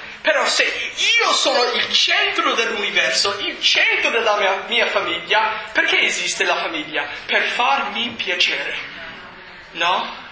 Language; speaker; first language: Italian; non-native, fluent; English